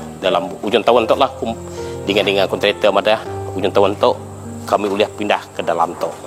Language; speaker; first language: Malay; non-native, local second language; Iban